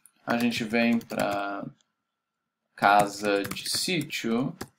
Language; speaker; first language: Portuguese; native; Portuguese